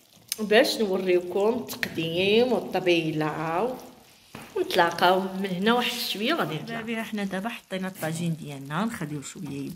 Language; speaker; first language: Arabic; native; Arabic